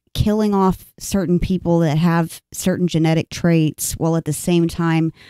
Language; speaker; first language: English; native; English